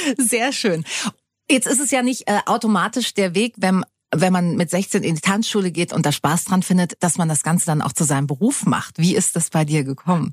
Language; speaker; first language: German; native; German